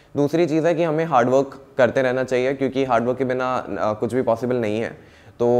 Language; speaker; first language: Hindi; native; Hindi